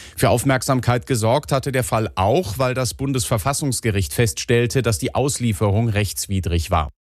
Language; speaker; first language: German; native; German